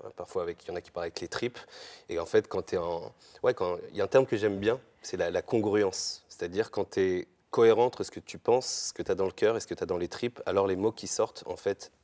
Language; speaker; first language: French; native; French